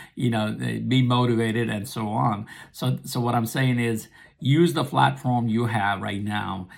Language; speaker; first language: English; non-native, local second language; Nepali